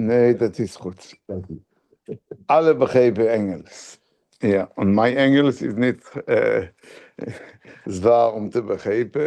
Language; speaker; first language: Dutch; non-native, learner; French